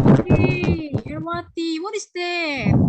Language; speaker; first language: English; non-native, learner; Indonesian